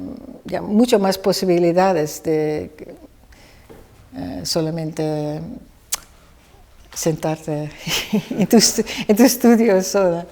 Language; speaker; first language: Spanish; non-native, fluent; Dutch